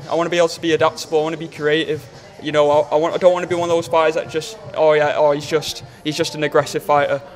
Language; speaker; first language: English; native; English